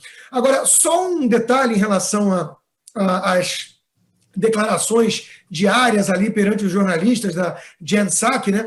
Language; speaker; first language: Portuguese; native; Portuguese